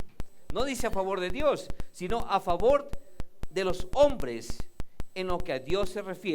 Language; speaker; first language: Spanish; native; Spanish